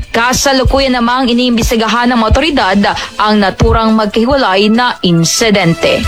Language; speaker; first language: Filipino; non-native, local second language; Aklanon